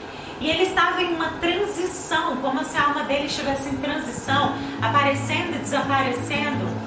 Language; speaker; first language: Portuguese; native; Portuguese